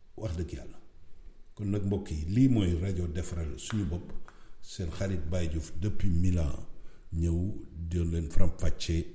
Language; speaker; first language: Wolof; native; Wolof